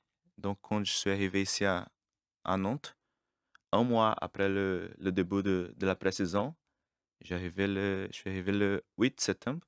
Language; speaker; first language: French; non-native, learner; Portuguese